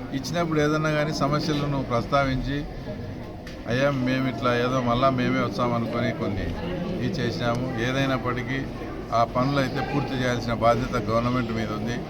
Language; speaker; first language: Telugu; native; Telugu